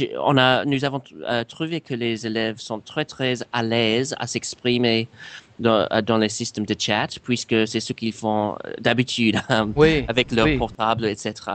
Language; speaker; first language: French; non-native, fluent; English